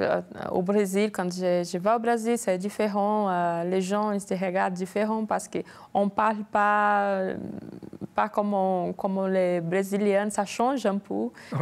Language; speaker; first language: French; non-native, learner; Portuguese